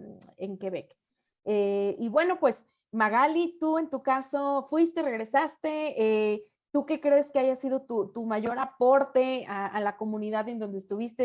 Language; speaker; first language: Spanish; native; Spanish